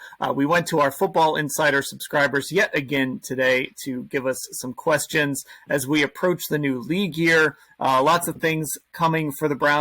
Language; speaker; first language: English; native; English